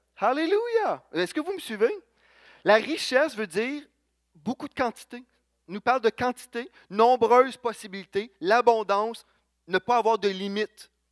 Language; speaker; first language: French; native; French